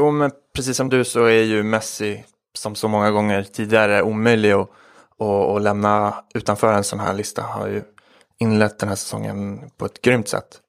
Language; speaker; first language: Swedish; native; Swedish